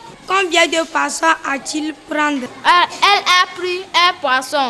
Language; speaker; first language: French; non-native, learner; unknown